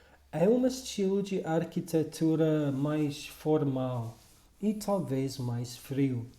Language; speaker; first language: Portuguese; non-native, fluent; English